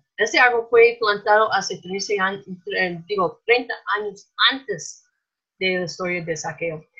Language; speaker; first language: Spanish; non-native, fluent; English